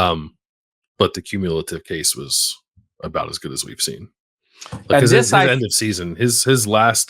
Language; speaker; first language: English; native; English